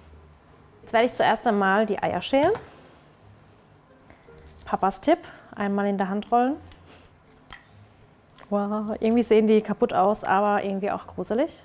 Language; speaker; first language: German; native; German